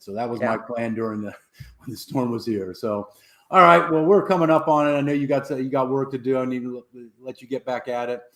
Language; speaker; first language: English; native; English